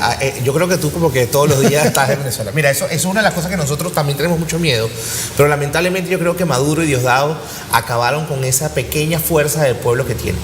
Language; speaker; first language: Spanish; native; Spanish